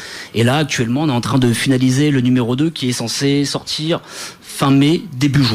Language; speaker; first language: French; native; French